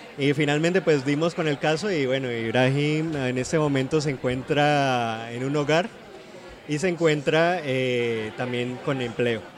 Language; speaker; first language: Spanish; native; Spanish